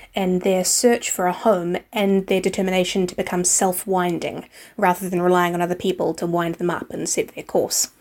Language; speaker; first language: English; native; English